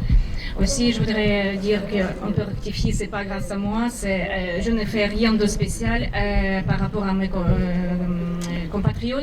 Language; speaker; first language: French; non-native, fluent; Ukrainian